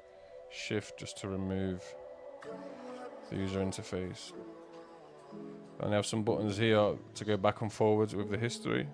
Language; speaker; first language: English; native; English